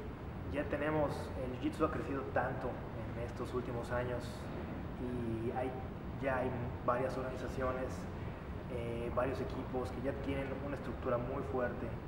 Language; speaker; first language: Spanish; native; Spanish